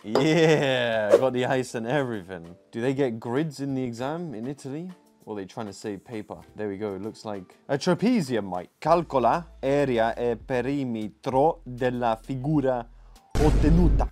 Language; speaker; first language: English; native; English